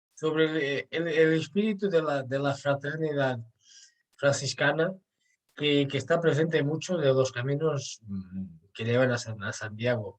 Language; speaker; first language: Spanish; non-native, fluent; Portuguese